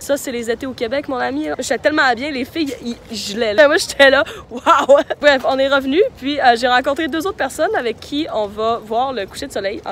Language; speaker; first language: French; native; French